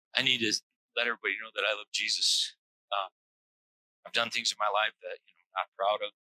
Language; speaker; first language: English; native; English